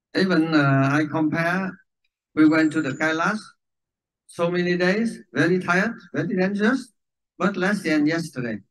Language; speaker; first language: English; non-native, learner; Vietnamese